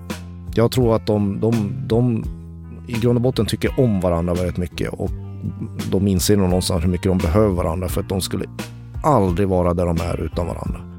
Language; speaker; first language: Swedish; native; Swedish